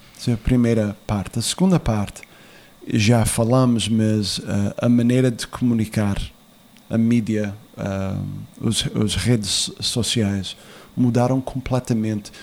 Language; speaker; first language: Portuguese; early bilingual, heritage; Portuguese